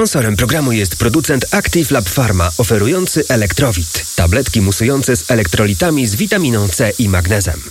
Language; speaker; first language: Polish; native; Polish